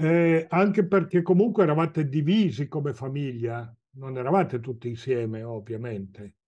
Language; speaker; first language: Italian; native; Italian